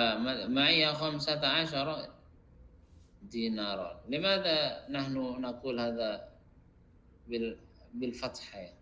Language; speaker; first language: Arabic; non-native, fluent; Indonesian